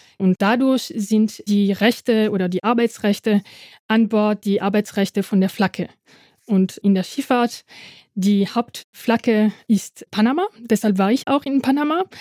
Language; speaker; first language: German; non-native, fluent; French